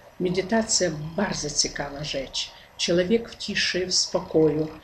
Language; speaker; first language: Polish; non-native, learner; Ukrainian